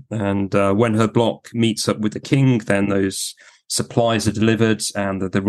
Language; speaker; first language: English; native; English